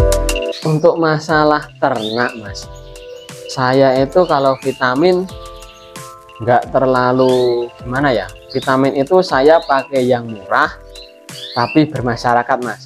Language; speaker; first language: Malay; non-native, local second language; Javanese